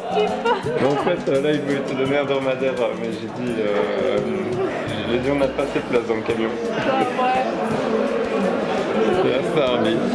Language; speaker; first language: French; native; French